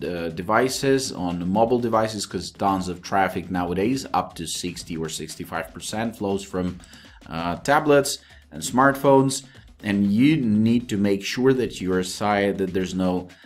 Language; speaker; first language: English; non-native, fluent; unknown